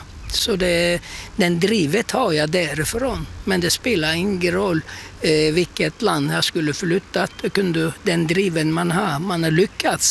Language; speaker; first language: Swedish; non-native, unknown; Turkish